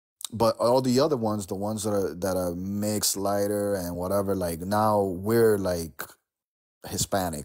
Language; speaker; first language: English; early bilingual, other home language; Spanish